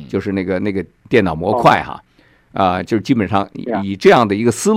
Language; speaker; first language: Chinese; native; Chinese